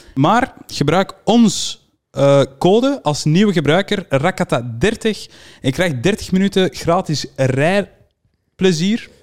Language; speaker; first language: Dutch; native; Dutch